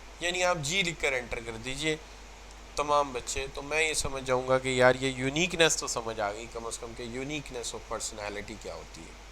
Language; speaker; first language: Urdu; native; Urdu